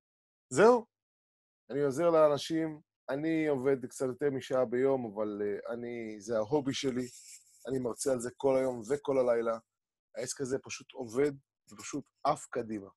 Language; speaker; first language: Hebrew; native; Hebrew